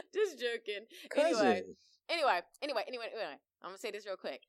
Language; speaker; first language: English; native; English